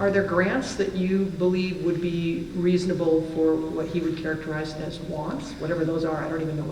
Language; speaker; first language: English; native; English